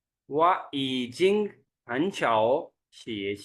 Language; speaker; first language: Chinese; non-native, fluent; Urdu